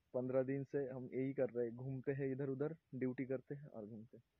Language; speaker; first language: Hindi; non-native, local second language; Bangla